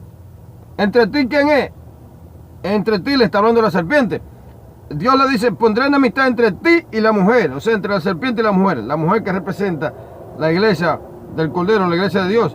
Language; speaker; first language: Spanish; native; Spanish